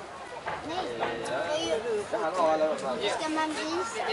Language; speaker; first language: Swedish; early bilingual, other home language; Achinese